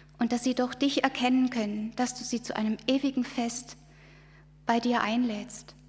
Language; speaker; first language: German; native; German